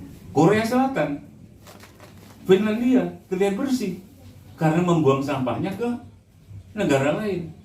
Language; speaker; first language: Indonesian; non-native, local second language; Javanese